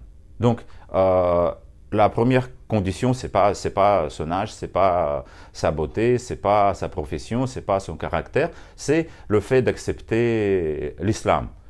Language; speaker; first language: French; non-native, fluent; Russian